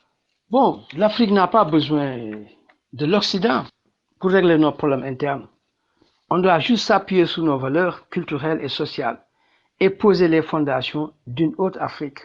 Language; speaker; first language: French; non-native, local second language; Wolof